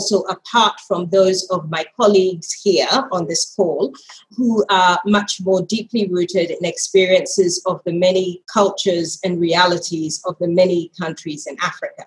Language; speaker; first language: English; non-native, local second language; Ga